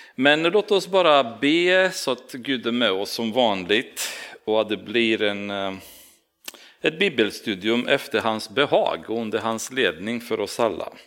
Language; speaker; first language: Swedish; non-native, fluent; Romanian